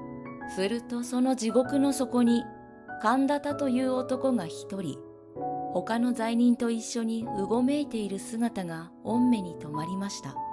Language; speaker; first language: Japanese; native; Japanese